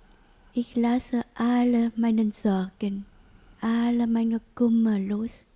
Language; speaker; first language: German; non-native, learner; Vietnamese